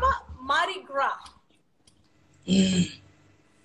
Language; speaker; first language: Portuguese; non-native, learner; Spanish